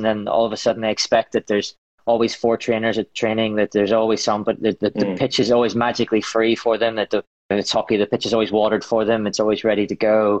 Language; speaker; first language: English; native; English